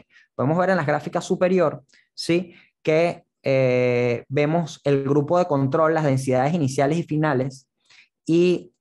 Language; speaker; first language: Spanish; native; Spanish